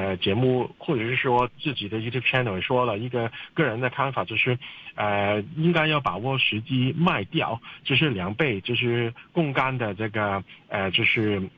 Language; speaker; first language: Chinese; non-native, local second language; Cantonese